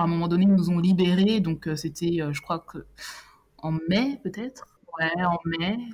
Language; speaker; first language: French; native; French